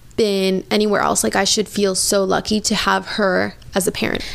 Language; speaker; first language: English; native; English